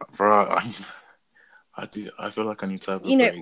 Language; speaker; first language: English; native; English